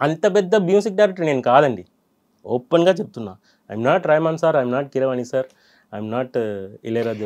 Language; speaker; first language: Telugu; non-native, fluent; Tamil